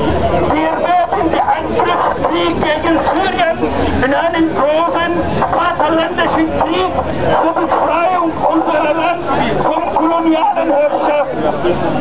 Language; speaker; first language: German; non-native, fluent; Arabic